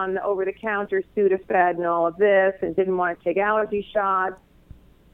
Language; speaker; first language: English; native; English